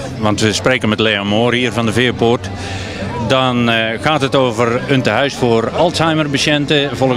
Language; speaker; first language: Dutch; native; Dutch